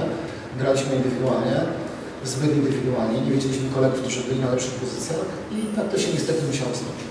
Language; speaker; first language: Polish; native; Polish